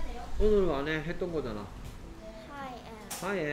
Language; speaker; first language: Korean; native; Korean